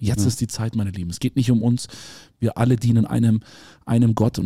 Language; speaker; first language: German; native; German